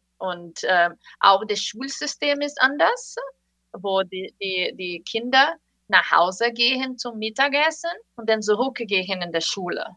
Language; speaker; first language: German; non-native, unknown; Portuguese